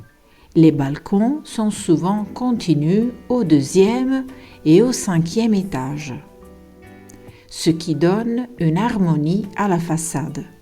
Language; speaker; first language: French; non-native, fluent; Italian